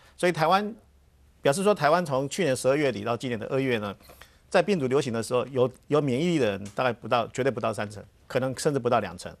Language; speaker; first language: Chinese; native; Chinese